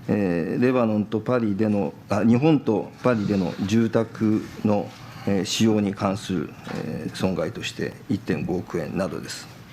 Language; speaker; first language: Japanese; native; Japanese